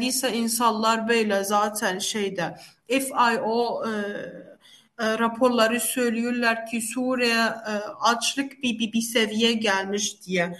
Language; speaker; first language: Turkish; non-native, fluent; Arabic